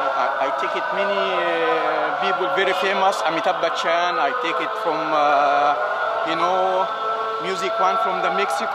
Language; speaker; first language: English; non-native, learner; Arabic